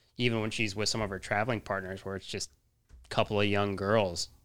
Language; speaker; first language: English; native; English